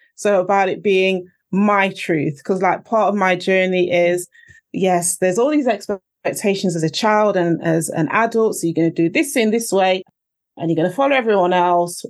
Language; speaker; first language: English; native; English